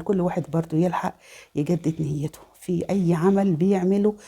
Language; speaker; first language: Arabic; native; Arabic